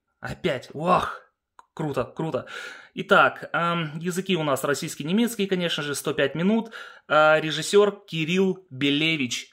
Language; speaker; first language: Russian; early bilingual, heritage; Russian